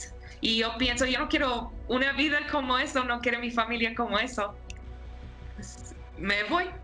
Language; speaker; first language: Spanish; non-native, learner; English